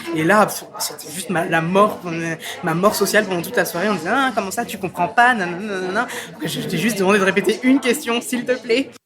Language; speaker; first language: French; native; French